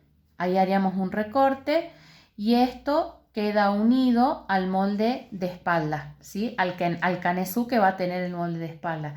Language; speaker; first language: Spanish; native; Spanish